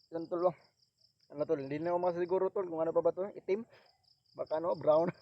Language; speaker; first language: Filipino; non-native, local second language; Cebuano